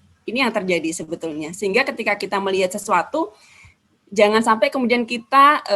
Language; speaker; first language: Indonesian; native; Indonesian